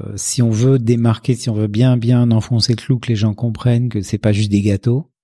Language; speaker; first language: French; native; French